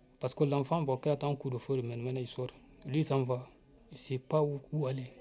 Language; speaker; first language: French; non-native, local second language; Mandingo